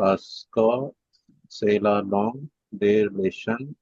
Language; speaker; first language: French; non-native, learner; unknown